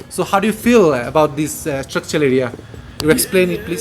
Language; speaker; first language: English; non-native, local second language; Bangla